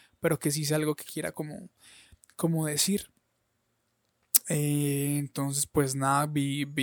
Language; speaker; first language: Spanish; native; Spanish